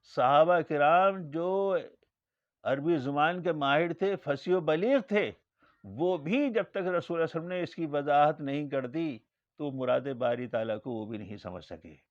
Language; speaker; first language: Urdu; native; Urdu